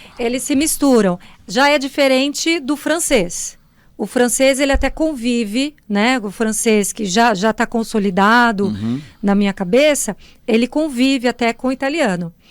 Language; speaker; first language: Portuguese; native; Portuguese